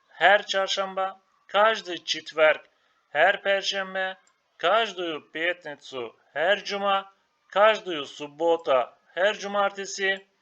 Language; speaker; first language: Russian; non-native, learner; Turkish